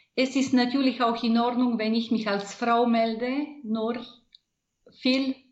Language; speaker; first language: German; non-native, fluent; Bulgarian